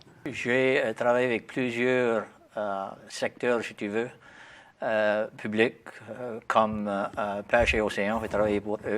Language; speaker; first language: French; native; French